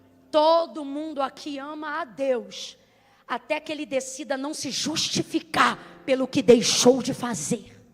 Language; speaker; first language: Portuguese; native; Portuguese